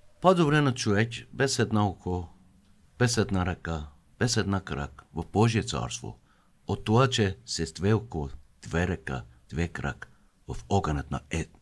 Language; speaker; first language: Bulgarian; non-native, fluent; Persian